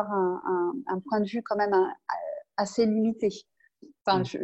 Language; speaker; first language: French; native; French